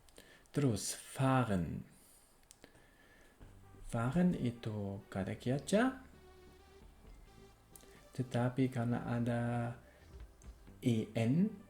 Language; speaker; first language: Indonesian; non-native, fluent; German